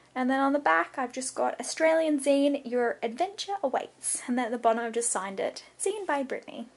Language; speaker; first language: English; native; English